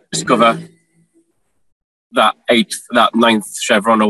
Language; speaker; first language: English; native; English